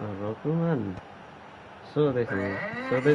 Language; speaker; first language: Japanese; non-native, learner; Nepali